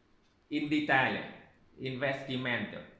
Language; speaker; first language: Italian; non-native, learner; Vietnamese